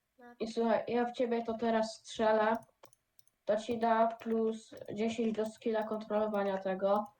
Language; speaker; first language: Polish; native; Polish